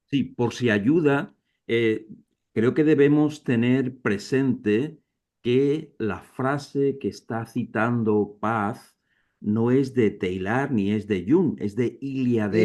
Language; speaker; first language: Spanish; non-native, fluent; Portuguese